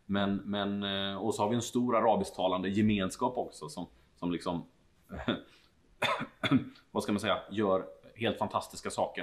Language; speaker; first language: Swedish; native; Swedish